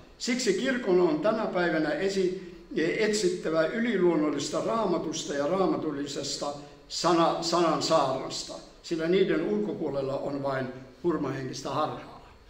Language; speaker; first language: Finnish; native; Finnish